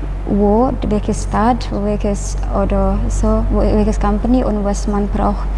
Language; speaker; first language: German; non-native, learner; Indonesian